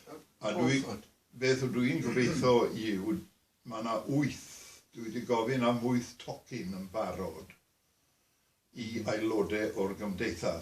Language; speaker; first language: Welsh; native; Welsh